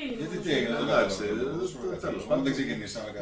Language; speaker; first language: Greek; native; Greek